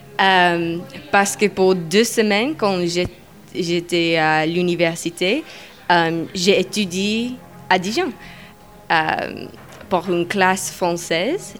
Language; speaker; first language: French; non-native, learner; English